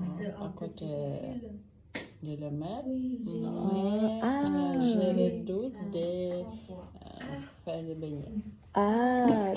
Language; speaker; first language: French; non-native, learner; Vietnamese